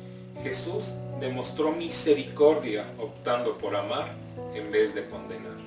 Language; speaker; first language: Spanish; native; Spanish